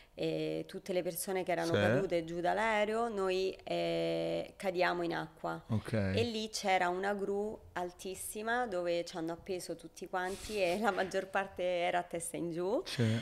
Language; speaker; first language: Italian; native; Italian